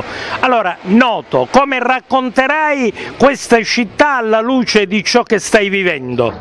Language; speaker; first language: Italian; native; Italian